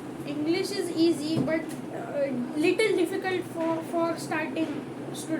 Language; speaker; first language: English; non-native, learner; Marathi